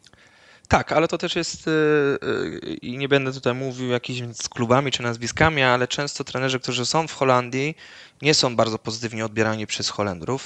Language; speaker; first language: Polish; early bilingual, other home language; Dutch